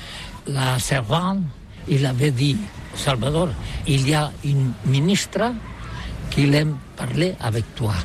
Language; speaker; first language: French; non-native, learner; Catalan